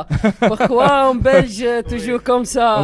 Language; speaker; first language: French; non-native, learner; Arabic